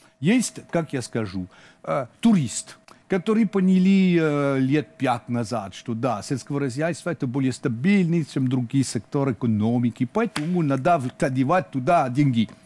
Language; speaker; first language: Russian; non-native, learner; French